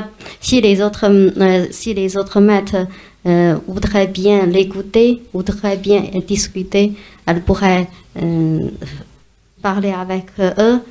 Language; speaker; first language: French; non-native, fluent; Chinese